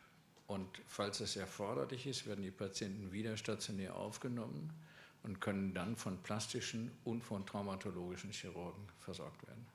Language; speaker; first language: German; native; German